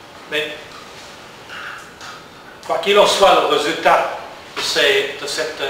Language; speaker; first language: French; non-native, learner; English